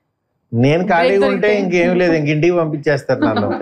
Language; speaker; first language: Telugu; native; Telugu